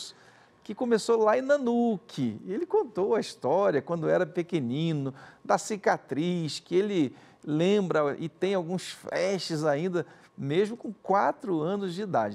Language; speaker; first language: Portuguese; native; Portuguese